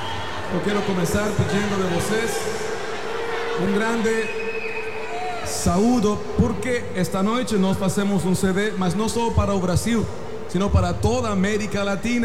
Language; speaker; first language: Portuguese; non-native, fluent; Spanish